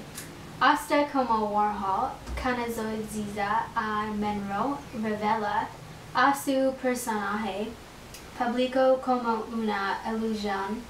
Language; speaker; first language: Spanish; non-native, learner; English